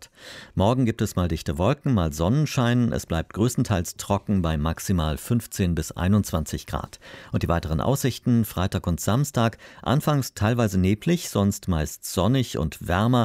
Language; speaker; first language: German; native; German